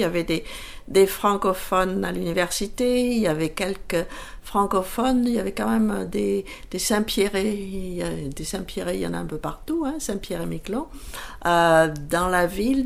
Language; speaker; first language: French; native; French